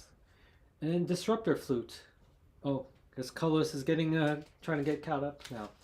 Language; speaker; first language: English; native; English